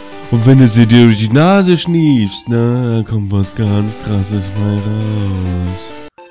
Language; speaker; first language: German; native; German